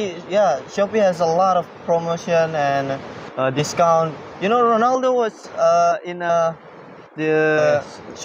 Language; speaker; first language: English; non-native, learner; Indonesian